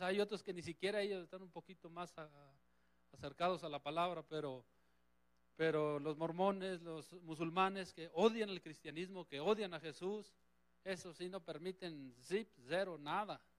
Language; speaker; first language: Spanish; native; Spanish